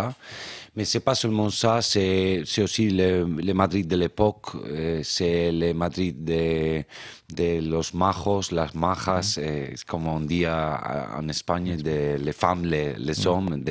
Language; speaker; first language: French; non-native, fluent; Spanish